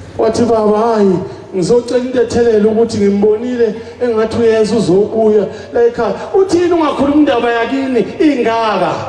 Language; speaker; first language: Zulu; native; Zulu